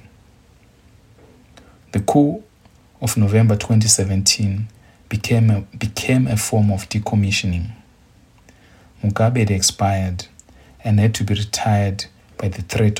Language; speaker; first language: English; non-native, local second language; Shona